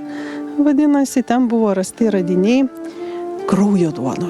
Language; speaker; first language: Lithuanian; native; Lithuanian